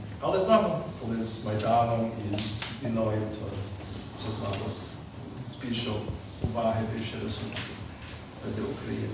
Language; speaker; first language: Ukrainian; early bilingual, heritage; Ukrainian